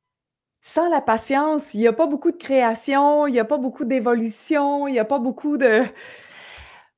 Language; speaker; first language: French; native; French